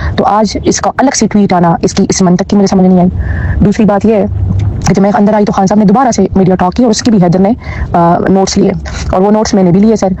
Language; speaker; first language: Urdu; non-native, local second language; Pashto